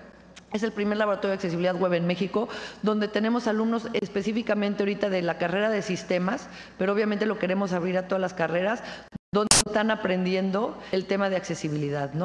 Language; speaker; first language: Spanish; native; Spanish